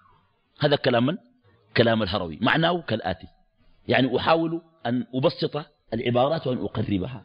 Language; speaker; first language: Arabic; native; Arabic